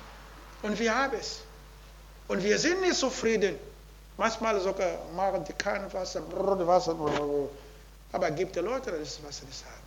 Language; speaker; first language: German; non-native, learner; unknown